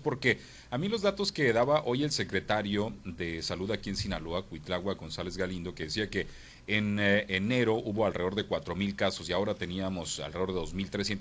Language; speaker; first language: Spanish; native; Spanish